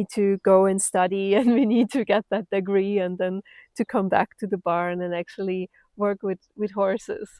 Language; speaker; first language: English; non-native, fluent; German